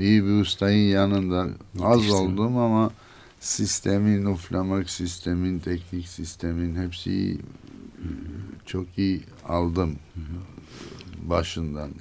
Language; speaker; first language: Turkish; non-native, learner; Armenian